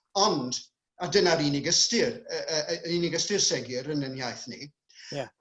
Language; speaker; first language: Welsh; non-native, local second language; English